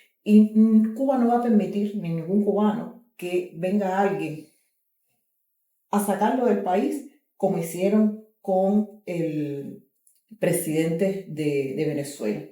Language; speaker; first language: Spanish; native; Spanish